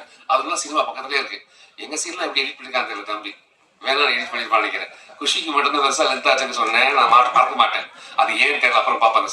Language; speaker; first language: Tamil; native; Tamil